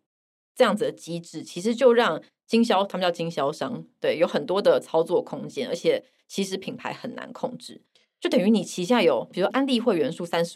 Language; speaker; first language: Chinese; native; Chinese